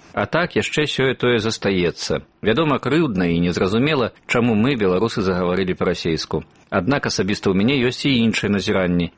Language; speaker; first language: Belarusian; native; Belarusian